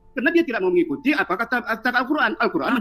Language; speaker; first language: Indonesian; native; Indonesian